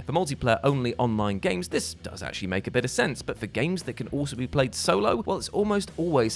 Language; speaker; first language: English; native; English